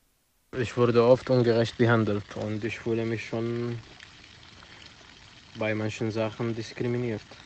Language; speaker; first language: German; non-native, fluent; Arabic